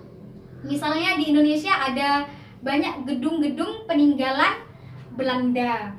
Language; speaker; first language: Indonesian; native; Indonesian